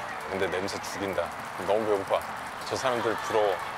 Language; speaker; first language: Korean; early bilingual, heritage; Korean